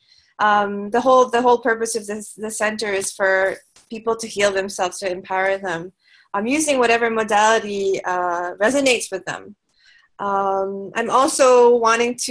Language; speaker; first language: English; non-native, local second language; Filipino